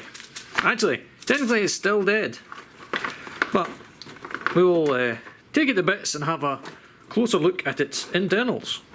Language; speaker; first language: English; native; English